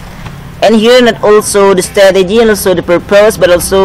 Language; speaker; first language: English; non-native, learner; Indonesian